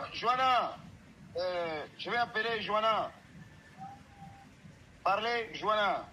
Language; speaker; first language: French; non-native, learner; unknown